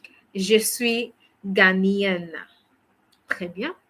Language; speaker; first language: French; non-native, fluent; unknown